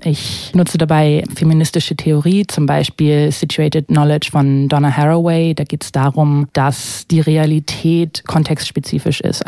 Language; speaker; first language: German; native; German